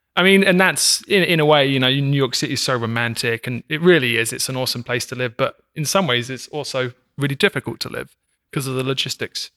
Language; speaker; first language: English; native; English